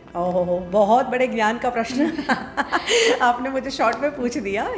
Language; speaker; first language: Hindi; non-native, local second language; Gujarati